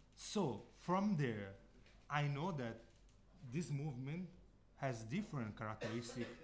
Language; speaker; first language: English; non-native, fluent; Italian